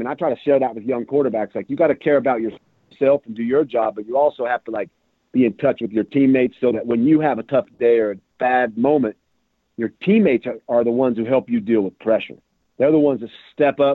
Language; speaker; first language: English; native; English